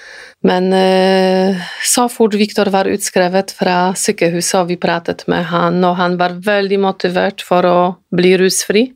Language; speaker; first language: Norwegian; non-native, fluent; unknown